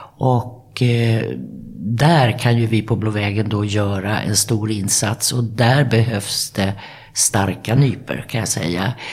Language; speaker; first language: Swedish; native; Swedish